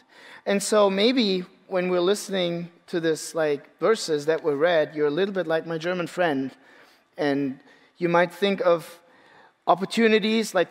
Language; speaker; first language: English; non-native, fluent; Turkish